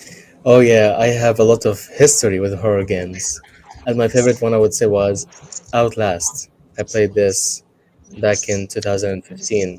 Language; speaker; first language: English; non-native, fluent; Arabic